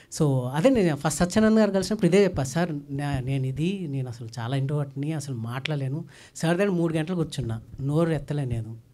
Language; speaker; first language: Telugu; native; Telugu